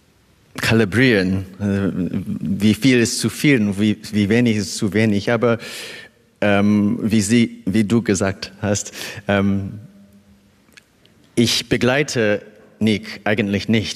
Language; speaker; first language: German; non-native, fluent; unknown